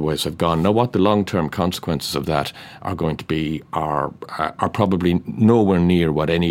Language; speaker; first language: English; native; English